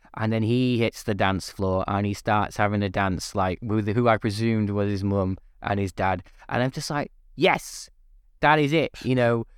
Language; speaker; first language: English; native; English